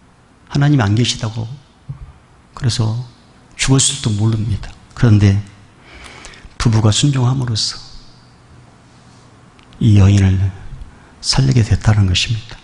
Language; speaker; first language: Korean; native; Korean